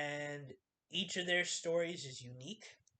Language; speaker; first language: English; native; English